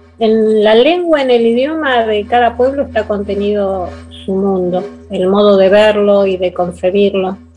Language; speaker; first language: Spanish; native; Spanish